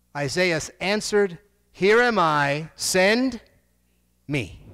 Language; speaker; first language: English; native; English